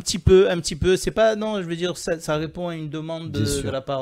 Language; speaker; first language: French; native; French